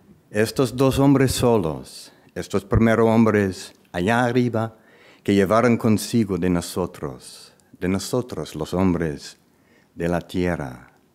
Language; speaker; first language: Spanish; non-native, fluent; English